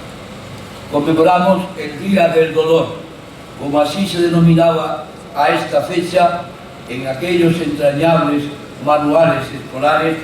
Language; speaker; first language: Spanish; native; Spanish